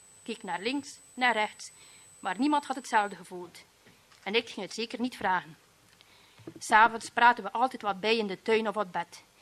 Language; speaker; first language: Dutch; native; Dutch